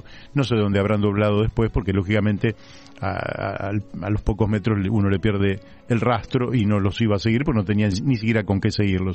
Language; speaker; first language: Spanish; native; Spanish